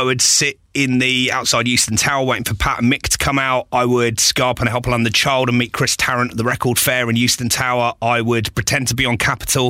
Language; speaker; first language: English; native; English